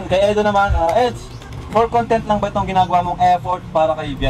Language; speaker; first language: Filipino; native; Filipino